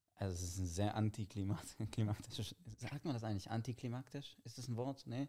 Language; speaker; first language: German; early bilingual, other home language; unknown